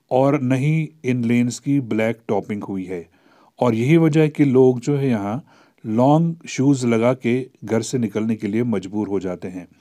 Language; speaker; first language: Urdu; non-native, local second language; Kashmiri